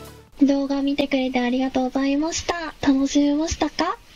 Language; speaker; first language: Japanese; non-native, fluent; Korean